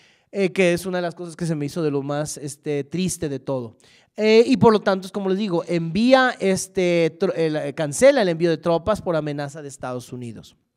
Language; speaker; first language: Spanish; native; Spanish